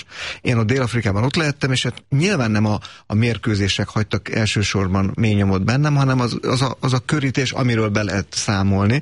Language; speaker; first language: Hungarian; native; Hungarian